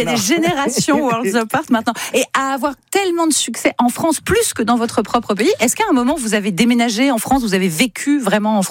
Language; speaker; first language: French; native; French